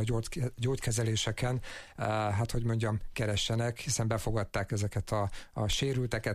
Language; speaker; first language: Hungarian; native; Hungarian